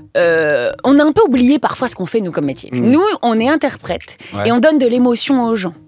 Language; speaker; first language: French; native; French